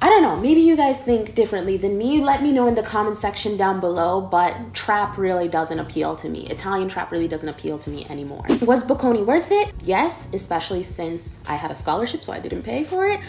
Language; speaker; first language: English; native; English